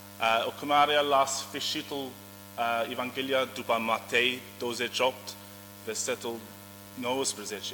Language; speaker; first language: Romanian; non-native, learner; English